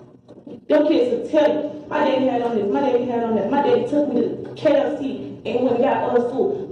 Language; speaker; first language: English; native; English